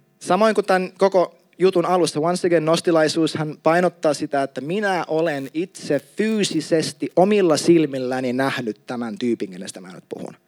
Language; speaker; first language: Finnish; native; Finnish